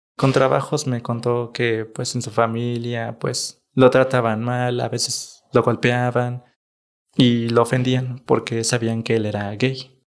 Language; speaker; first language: Spanish; native; Spanish